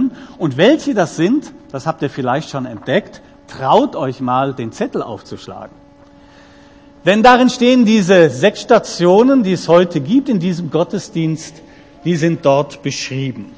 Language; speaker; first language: German; native; German